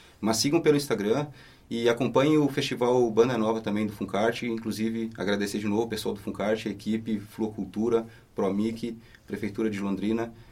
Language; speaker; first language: Portuguese; native; Portuguese